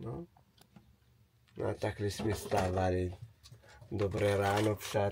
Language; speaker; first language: Czech; non-native, learner; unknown